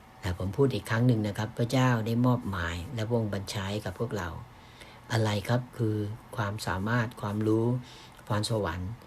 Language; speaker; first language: Thai; native; Thai